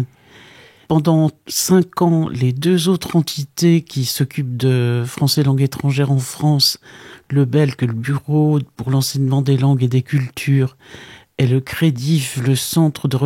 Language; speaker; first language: French; native; French